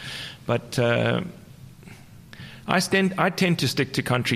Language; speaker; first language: English; native; English